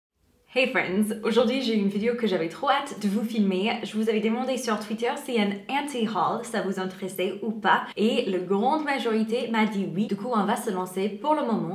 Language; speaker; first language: French; non-native, fluent; English